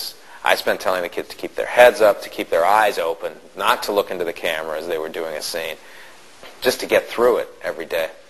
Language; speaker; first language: English; native; English